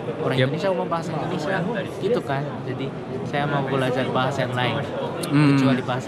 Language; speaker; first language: Indonesian; non-native, learner; Japanese